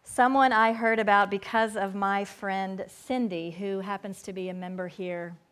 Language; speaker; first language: English; native; English